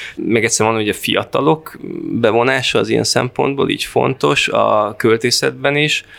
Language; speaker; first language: Hungarian; native; Hungarian